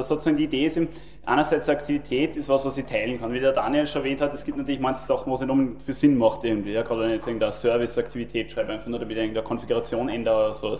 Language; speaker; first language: German; native; German